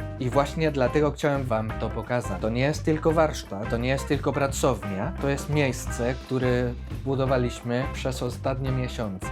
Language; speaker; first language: Polish; non-native, fluent; Spanish